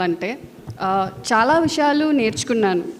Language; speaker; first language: Telugu; non-native, fluent; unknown